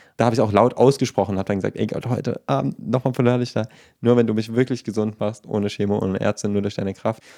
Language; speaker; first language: German; native; German